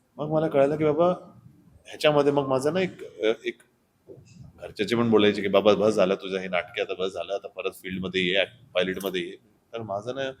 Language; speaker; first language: Marathi; non-native, local second language; Hindi